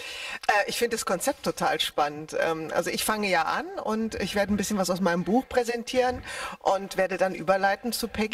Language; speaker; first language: German; native; German